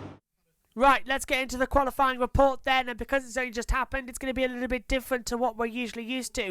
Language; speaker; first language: English; native; English